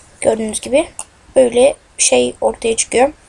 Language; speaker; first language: Turkish; native; Turkish